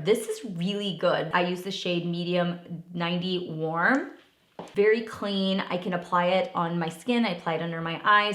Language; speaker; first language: English; native; English